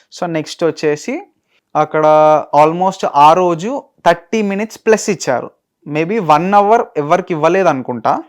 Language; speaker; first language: Telugu; native; Telugu